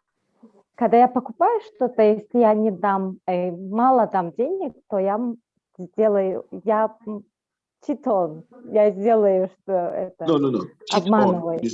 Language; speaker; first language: Russian; non-native, fluent; Turkish